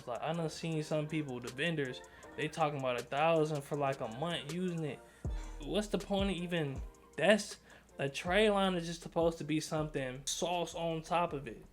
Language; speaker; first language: English; native; English